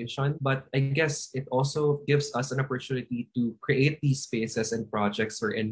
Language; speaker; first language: English; non-native, local second language; Hiligaynon